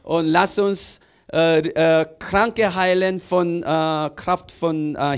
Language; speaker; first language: German; non-native, learner; Korean